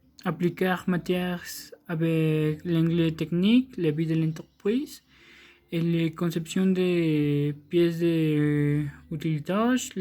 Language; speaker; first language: French; non-native, learner; Spanish